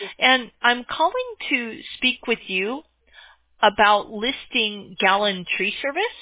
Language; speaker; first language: English; native; English